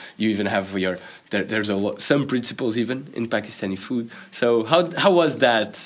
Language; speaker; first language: English; non-native, fluent; Portuguese